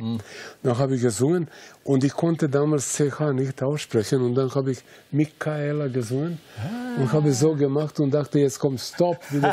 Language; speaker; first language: German; non-native, fluent; Serbian